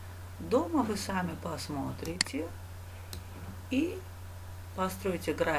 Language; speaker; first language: Russian; non-native, local second language; Uzbek